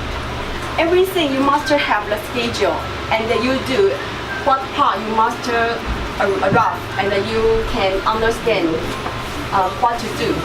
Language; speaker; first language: English; non-native, learner; Chinese